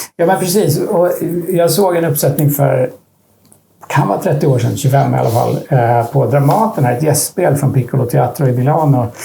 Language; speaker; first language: Swedish; native; Swedish